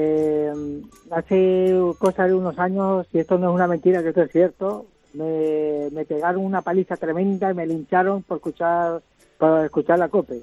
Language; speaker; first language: Spanish; native; Spanish